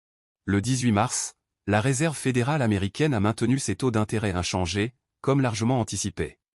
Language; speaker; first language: French; native; French